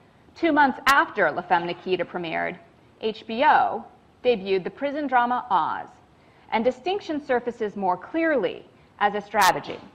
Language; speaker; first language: English; native; English